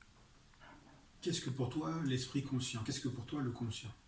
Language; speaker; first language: French; native; French